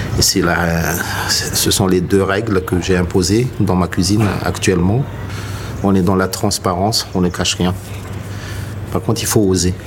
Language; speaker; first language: French; non-native, local second language; Malagasy